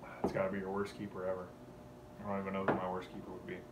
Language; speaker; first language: English; native; English